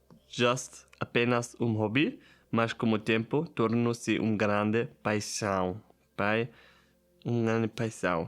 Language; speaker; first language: Portuguese; non-native, learner; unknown